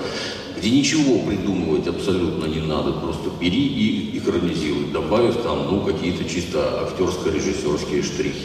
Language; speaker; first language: Russian; native; Russian